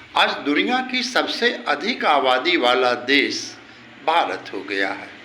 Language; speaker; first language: Hindi; native; Hindi